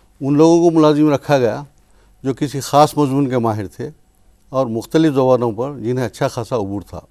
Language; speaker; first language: Urdu; native; Urdu